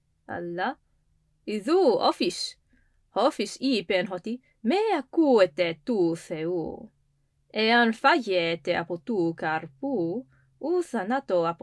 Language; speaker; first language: Greek; non-native, fluent; English